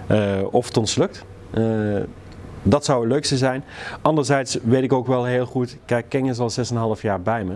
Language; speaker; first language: Dutch; native; Dutch